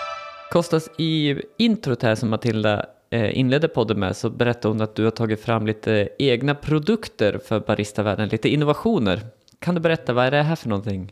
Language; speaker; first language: Swedish; native; Swedish